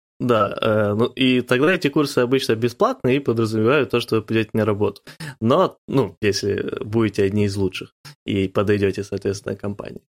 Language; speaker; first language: Russian; native; Russian